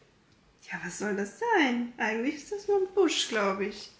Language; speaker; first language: German; native; German